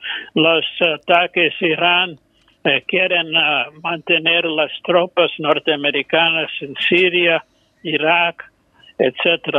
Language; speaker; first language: Spanish; non-native, fluent; English